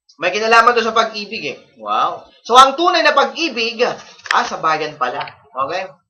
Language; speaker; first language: Filipino; non-native, local second language; Iloko